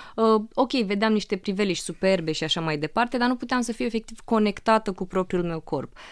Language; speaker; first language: Romanian; non-native, local second language; Russian